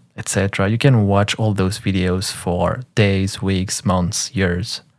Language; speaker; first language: English; non-native, fluent; French